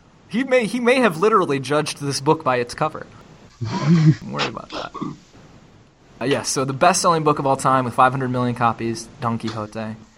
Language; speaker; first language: English; native; English